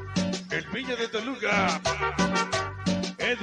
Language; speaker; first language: Spanish; native; Spanish